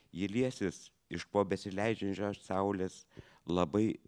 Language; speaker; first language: French; non-native, fluent; Lithuanian